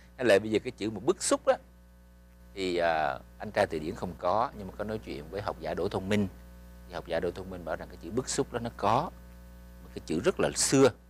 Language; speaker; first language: Vietnamese; native; Vietnamese